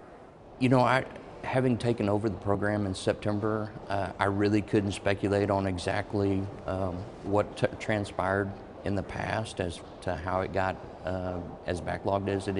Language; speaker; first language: English; native; English